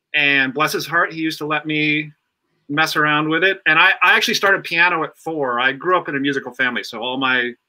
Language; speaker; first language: English; native; English